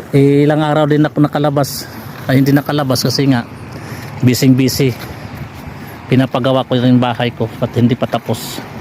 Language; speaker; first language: Filipino; non-native, local second language; Cebuano